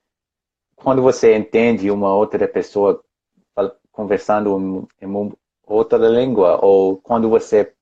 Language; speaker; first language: Portuguese; non-native, fluent; English